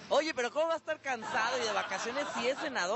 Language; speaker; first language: Spanish; native; Spanish